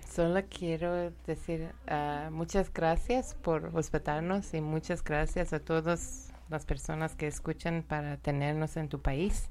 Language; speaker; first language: Spanish; non-native, learner; Persian